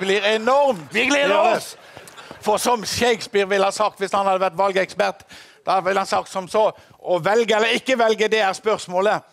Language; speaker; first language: Norwegian; native; Norwegian